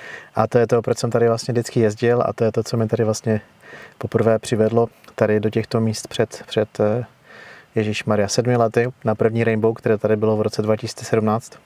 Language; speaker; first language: Czech; native; Czech